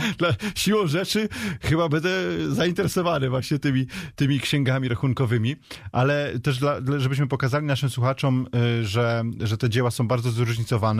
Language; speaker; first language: Polish; native; Polish